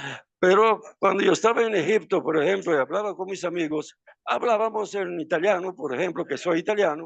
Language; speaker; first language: Spanish; non-native, fluent; Italian